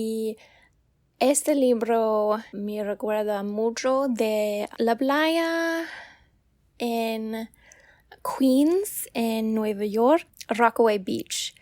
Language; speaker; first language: Spanish; non-native, learner; English